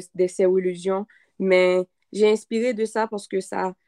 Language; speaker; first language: French; non-native, local second language; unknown